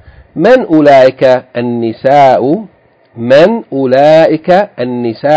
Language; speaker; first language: Arabic; non-native, fluent; English